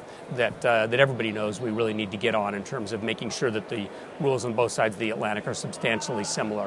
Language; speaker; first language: English; native; English